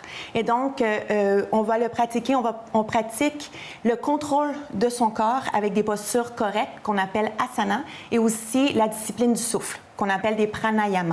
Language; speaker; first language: French; native; French